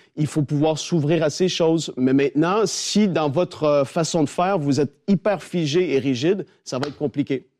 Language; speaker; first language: French; native; French